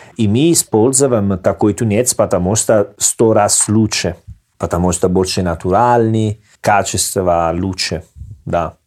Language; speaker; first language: Russian; non-native, fluent; Italian